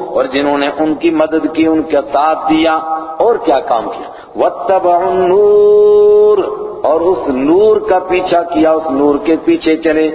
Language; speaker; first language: Urdu; non-native, local second language; Kashmiri